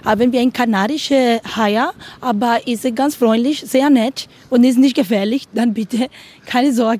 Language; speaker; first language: German; non-native, learner; Spanish